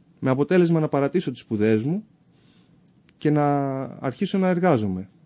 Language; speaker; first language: Greek; early bilingual, other home language; Persian